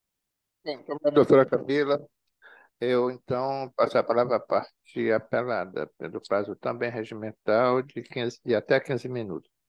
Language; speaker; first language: Portuguese; native; Portuguese